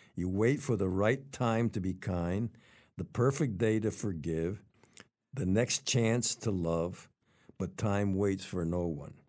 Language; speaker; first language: English; native; English